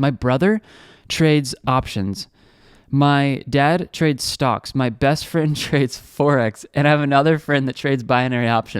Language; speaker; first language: English; native; English